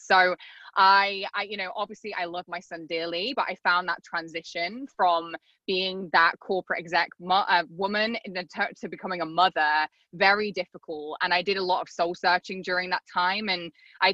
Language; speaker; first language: English; native; English